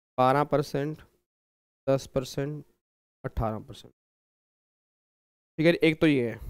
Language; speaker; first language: Hindi; native; Hindi